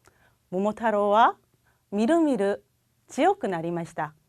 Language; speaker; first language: Japanese; non-native, fluent; Korean